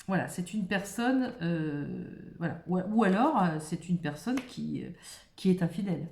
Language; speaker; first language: French; native; French